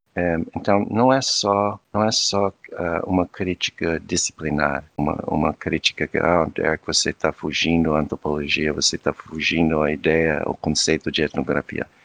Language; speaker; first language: Portuguese; non-native, fluent; English